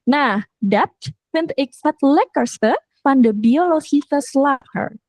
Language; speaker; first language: Dutch; non-native, fluent; Indonesian